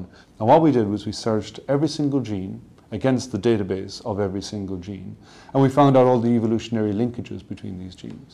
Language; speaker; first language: English; native; English